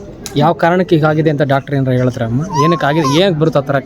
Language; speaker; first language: Kannada; native; Kannada